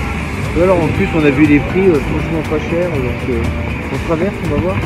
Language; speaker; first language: French; native; French